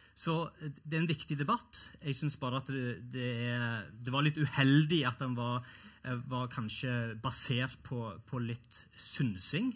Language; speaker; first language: Norwegian; early bilingual, other home language; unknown